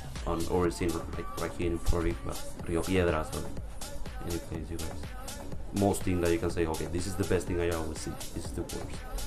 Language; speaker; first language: English; non-native, local second language; Spanish